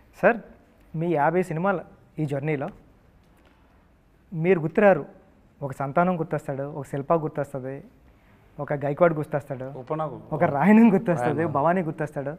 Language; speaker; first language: Telugu; native; Telugu